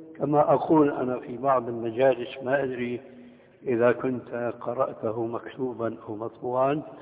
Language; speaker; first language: Arabic; early bilingual, other home language; Albanian